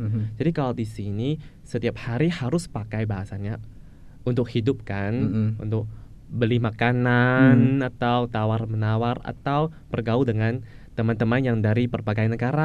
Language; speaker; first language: Indonesian; non-native, fluent; Chinese